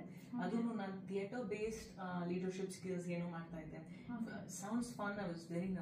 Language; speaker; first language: Kannada; non-native, local second language; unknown